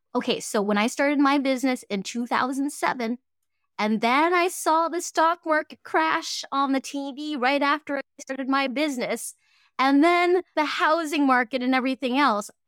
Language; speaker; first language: English; early bilingual, other home language; Cantonese